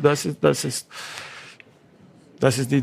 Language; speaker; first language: German; non-native, learner; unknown